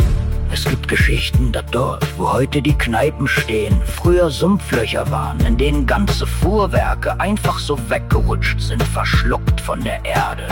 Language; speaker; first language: German; native; German